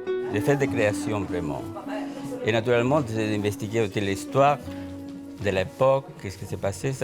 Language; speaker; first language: French; non-native, fluent; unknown